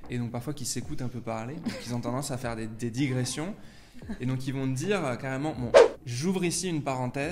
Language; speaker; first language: French; native; French